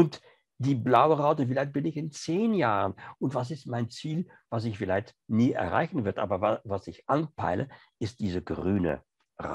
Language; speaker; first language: German; non-native, fluent; French